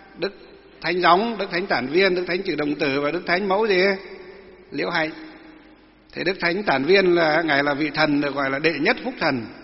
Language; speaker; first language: Vietnamese; non-native, local second language; Muong